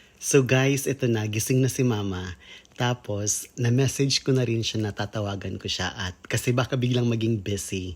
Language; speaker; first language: Filipino; non-native, local second language; Kinaray-a